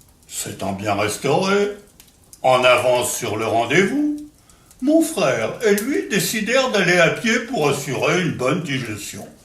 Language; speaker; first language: French; native; French